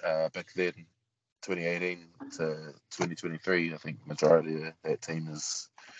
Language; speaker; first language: English; native; English